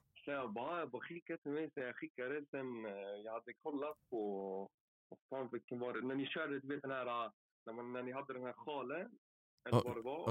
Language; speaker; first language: Swedish; native; Swedish